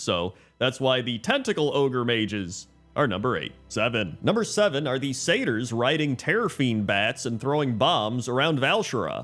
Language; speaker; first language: English; native; English